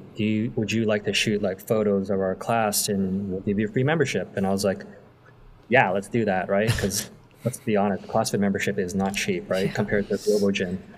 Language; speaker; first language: English; native; English